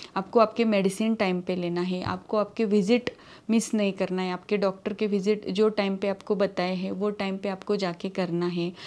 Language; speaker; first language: Hindi; non-native, local second language; Marathi